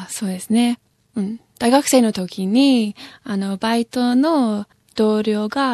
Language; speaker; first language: Japanese; non-native, fluent; English